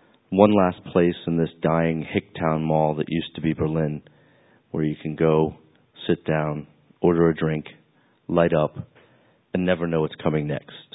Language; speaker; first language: English; native; English